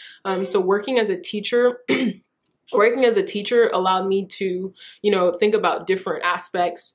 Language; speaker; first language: English; early bilingual, other home language; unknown